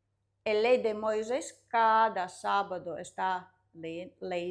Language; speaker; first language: Spanish; non-native, learner; Russian